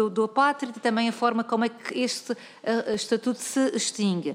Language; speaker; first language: Portuguese; native; Portuguese